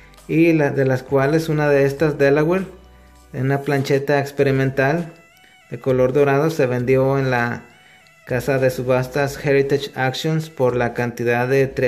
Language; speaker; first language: Spanish; native; Spanish